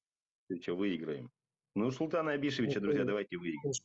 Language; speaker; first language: Russian; native; Russian